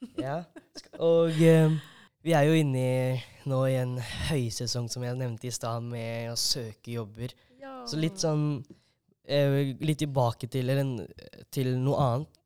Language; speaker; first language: Norwegian; native; Norwegian